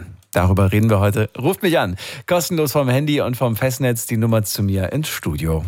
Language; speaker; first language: German; native; German